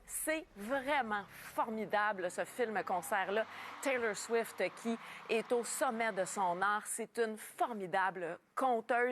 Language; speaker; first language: French; native; French